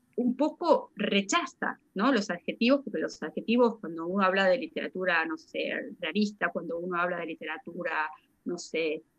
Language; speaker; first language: Spanish; native; Spanish